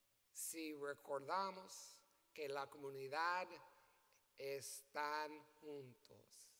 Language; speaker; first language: Spanish; non-native, learner; English